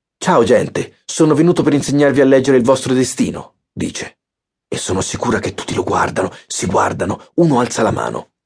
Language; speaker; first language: Italian; native; Italian